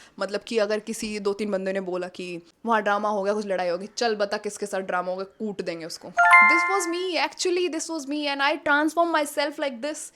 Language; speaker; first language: Hindi; native; Hindi